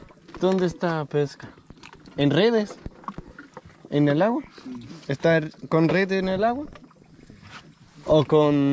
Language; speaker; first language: Spanish; non-native, learner; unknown